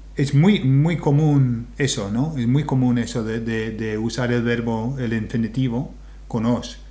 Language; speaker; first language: Spanish; non-native, fluent; English